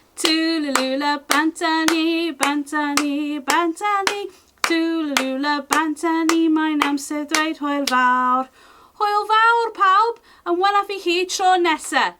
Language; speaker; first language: Welsh; non-native, local second language; English